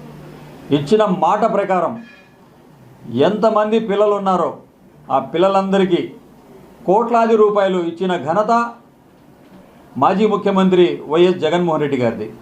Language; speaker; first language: Telugu; native; Telugu